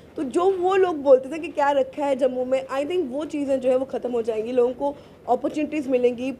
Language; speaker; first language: Hindi; native; Hindi